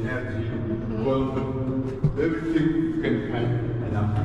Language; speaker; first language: English; non-native, learner; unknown